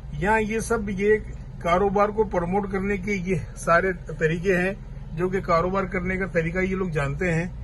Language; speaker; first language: Urdu; native; Urdu